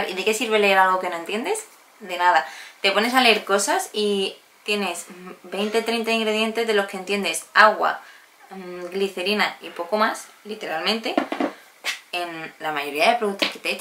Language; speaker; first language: Spanish; native; Spanish